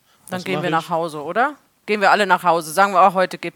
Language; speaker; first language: German; native; German